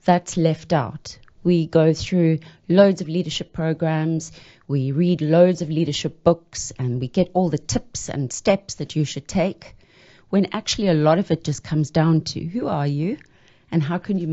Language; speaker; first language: English; native; English